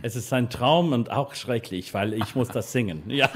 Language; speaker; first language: German; non-native, fluent; English